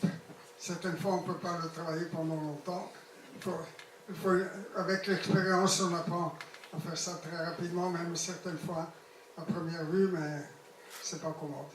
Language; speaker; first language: French; non-native, fluent; Italian